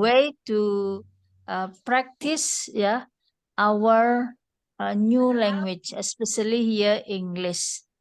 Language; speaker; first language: English; non-native, fluent; Indonesian